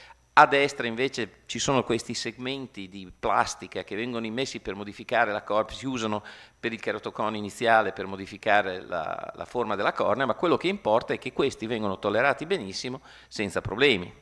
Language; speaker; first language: Italian; native; Italian